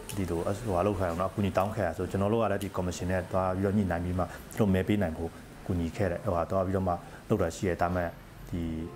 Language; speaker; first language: Burmese; non-native, local second language; Kachin